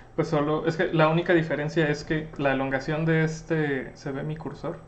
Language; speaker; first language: Spanish; native; Spanish